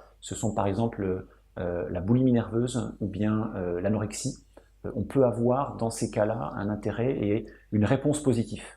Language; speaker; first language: French; native; French